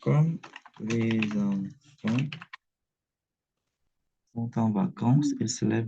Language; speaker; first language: French; non-native, fluent; Indonesian